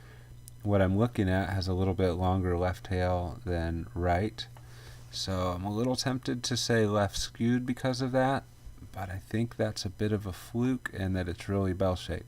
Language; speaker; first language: English; native; English